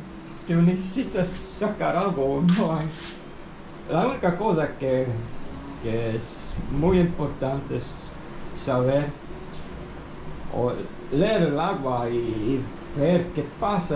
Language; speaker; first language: Spanish; non-native, fluent; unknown